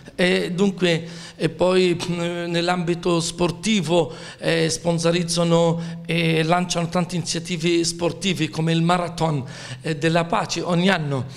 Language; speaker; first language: Italian; non-native, fluent; Arabic